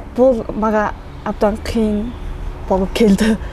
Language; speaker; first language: Kyrgyz; non-native, learner; Mongolian